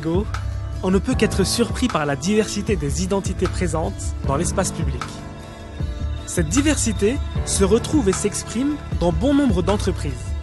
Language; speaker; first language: French; native; French